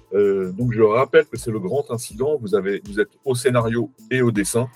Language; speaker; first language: French; native; French